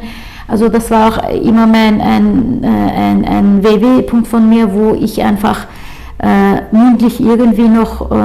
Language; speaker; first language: German; early bilingual, other home language; Turkish